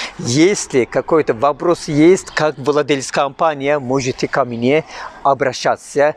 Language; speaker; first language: Russian; non-native, learner; Turkish